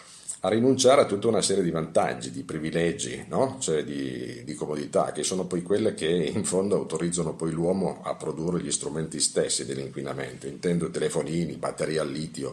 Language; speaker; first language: Italian; native; Italian